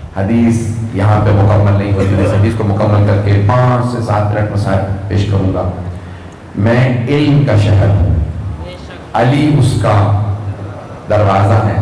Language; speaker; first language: Urdu; early bilingual, heritage; Urdu